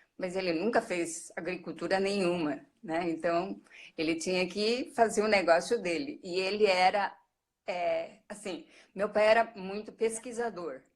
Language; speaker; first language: Portuguese; early bilingual, other home language; Japanese